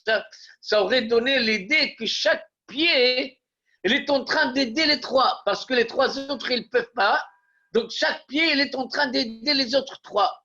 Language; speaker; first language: French; native; French